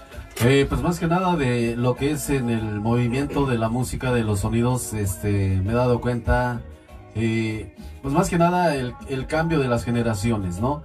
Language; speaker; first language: Spanish; native; Spanish